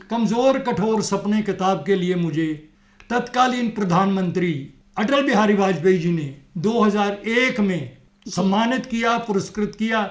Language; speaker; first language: Hindi; non-native, local second language; Punjabi